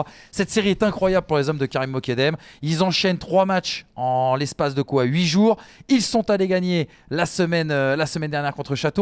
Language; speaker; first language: French; native; French